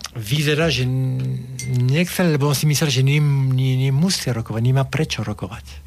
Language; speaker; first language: Slovak; non-native, fluent; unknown